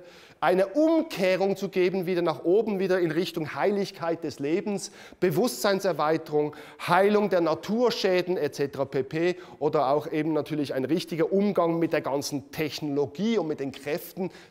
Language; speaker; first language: German; native; German